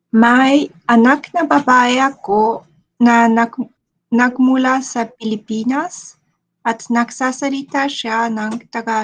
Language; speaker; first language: Filipino; non-native, learner; Japanese